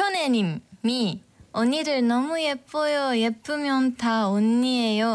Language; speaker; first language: Korean; non-native, fluent; Japanese